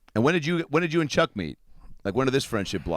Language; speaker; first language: English; native; English